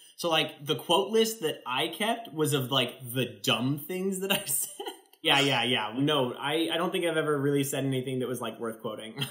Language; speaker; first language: English; native; English